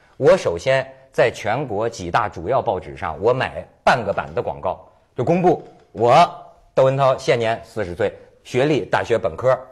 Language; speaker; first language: Chinese; native; Chinese